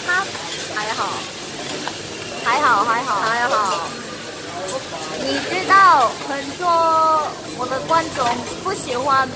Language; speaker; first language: Chinese; non-native, learner; Korean